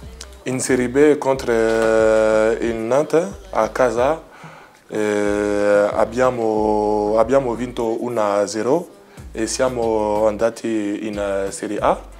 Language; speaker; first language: Italian; non-native, learner; French